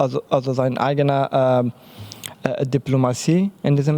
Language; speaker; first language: German; non-native, learner; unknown